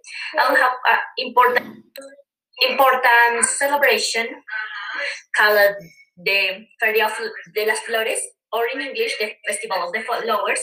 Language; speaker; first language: English; non-native, learner; Spanish